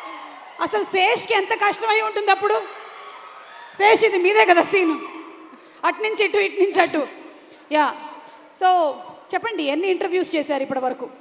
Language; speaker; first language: Telugu; native; Telugu